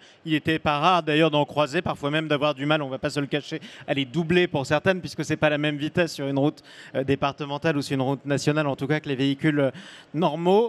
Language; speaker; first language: French; native; French